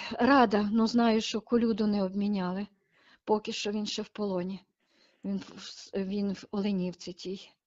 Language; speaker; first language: Ukrainian; native; Ukrainian